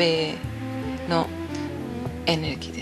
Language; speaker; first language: Japanese; non-native, learner; Spanish